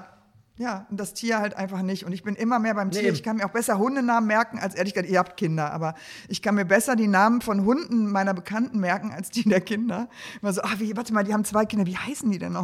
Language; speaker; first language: German; native; German